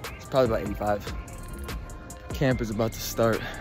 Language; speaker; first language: English; native; English